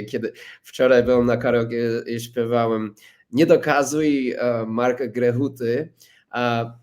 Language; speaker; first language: Polish; non-native, fluent; English